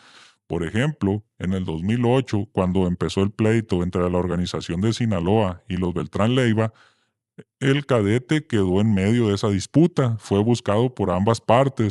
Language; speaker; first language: Spanish; native; Spanish